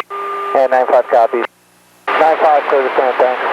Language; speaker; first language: English; native; English